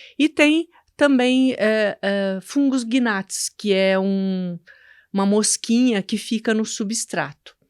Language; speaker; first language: Portuguese; native; Portuguese